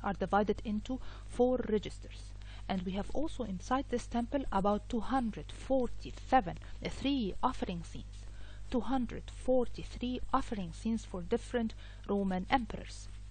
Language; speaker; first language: English; non-native, fluent; Arabic